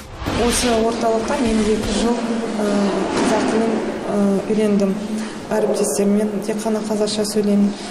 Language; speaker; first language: Kazakh; non-native, local second language; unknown